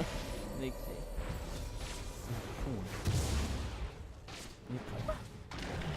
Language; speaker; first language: French; native; French